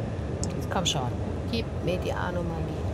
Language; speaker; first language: German; native; German